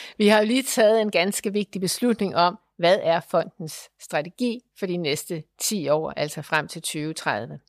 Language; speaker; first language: Danish; native; Danish